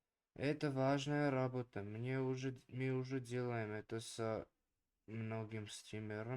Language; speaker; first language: Russian; non-native, learner; Armenian